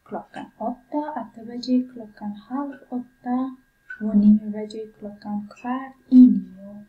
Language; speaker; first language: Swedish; non-native, fluent; Pashto